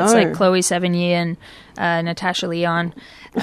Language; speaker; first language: English; native; English